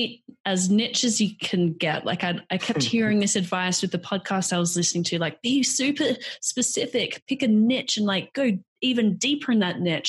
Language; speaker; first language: English; native; English